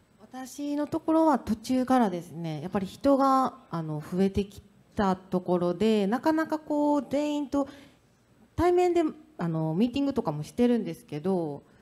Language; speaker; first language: Japanese; native; Japanese